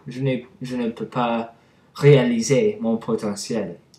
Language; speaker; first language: French; non-native, learner; English